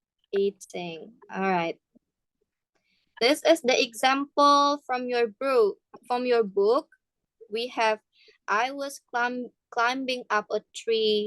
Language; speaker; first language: English; non-native, fluent; Indonesian